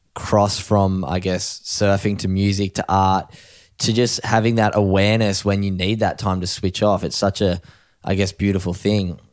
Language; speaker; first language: English; native; English